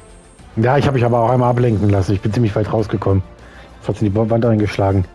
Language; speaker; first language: German; native; German